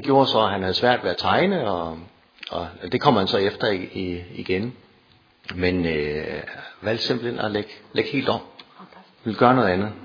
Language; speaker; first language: Danish; native; Danish